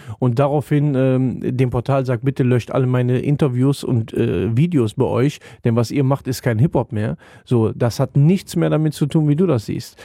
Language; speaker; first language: German; native; German